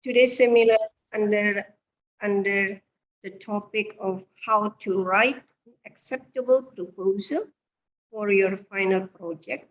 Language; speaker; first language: English; non-native, fluent; Indonesian